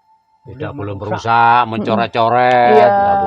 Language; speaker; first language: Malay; non-native, local second language; Javanese